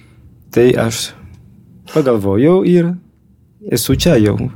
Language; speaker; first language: Lithuanian; early bilingual, heritage; Lithuanian